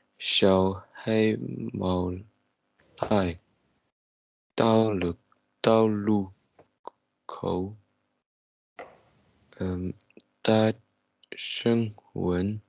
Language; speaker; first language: Chinese; non-native, learner; Tibetan